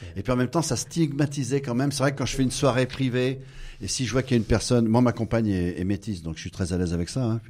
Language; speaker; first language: French; native; French